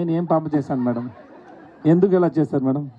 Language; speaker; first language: Telugu; non-native, learner; Tamil